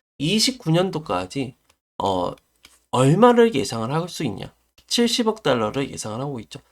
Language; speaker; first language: Korean; native; Korean